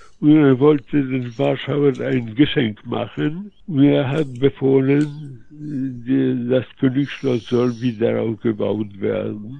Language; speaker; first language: German; early bilingual, heritage; Polish